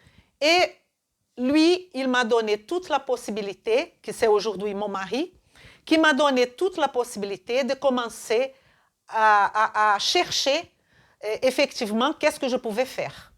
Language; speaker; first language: French; non-native, fluent; Portuguese